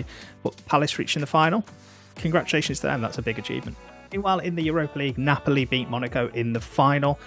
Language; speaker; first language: English; native; English